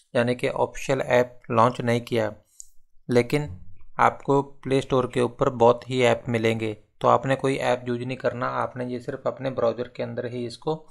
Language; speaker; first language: Hindi; non-native, local second language; Punjabi